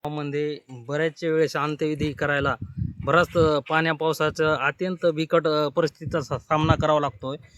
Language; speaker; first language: Marathi; native; Marathi